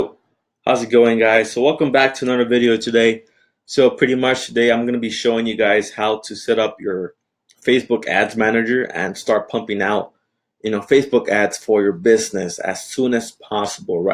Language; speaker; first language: English; native; English